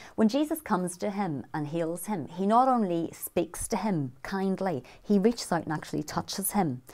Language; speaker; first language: English; native; English